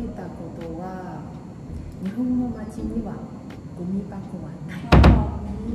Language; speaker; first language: Japanese; non-native, fluent; Chinese